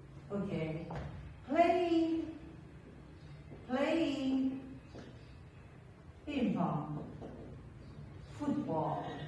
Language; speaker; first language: English; non-native, fluent; Persian